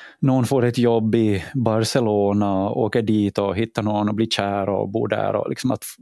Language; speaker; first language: Swedish; native; Swedish